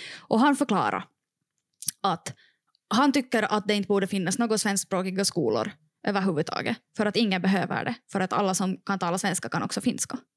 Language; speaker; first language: Swedish; native; Swedish